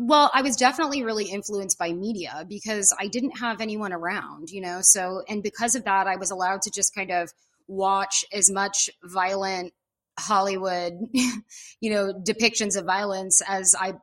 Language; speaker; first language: English; native; English